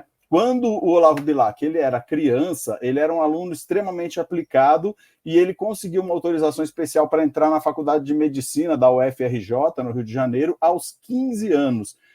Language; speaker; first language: Portuguese; native; Portuguese